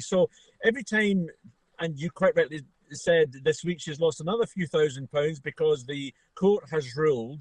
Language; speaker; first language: English; native; English